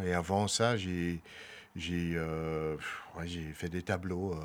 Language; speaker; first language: French; non-native, local second language; Dutch